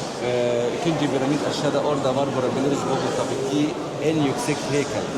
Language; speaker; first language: Turkish; non-native, learner; Arabic